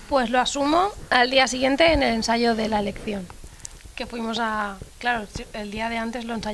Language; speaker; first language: Spanish; native; Spanish